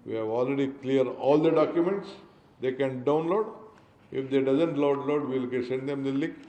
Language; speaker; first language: English; non-native, local second language; Kannada